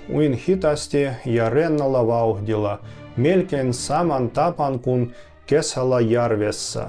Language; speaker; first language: Finnish; non-native, fluent; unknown